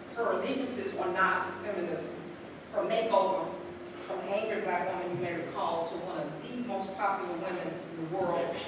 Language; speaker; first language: English; native; English